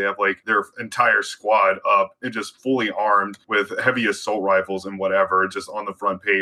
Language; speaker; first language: English; native; English